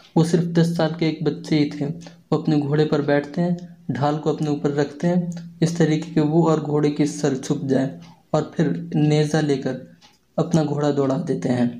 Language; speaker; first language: Urdu; native; Urdu